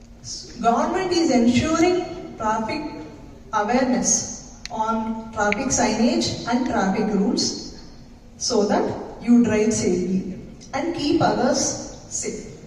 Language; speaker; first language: English; non-native, local second language; Telugu